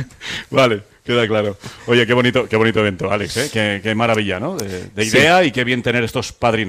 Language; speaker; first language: Spanish; native; Spanish